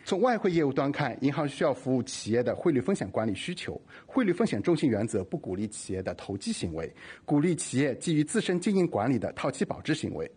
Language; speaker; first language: Chinese; native; Chinese